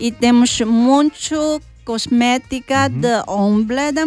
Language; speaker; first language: Spanish; non-native, learner; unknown